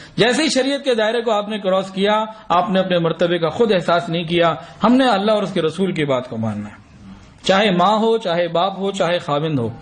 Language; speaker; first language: Urdu; non-native, local second language; Punjabi